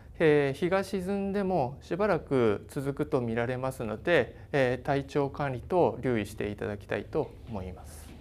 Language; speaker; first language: Japanese; native; Japanese